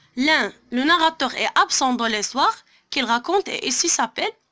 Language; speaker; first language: French; non-native, local second language; Arabic